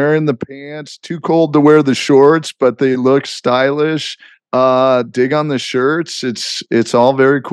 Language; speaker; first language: English; native; English